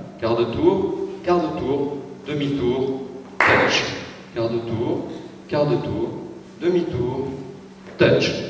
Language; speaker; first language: French; native; French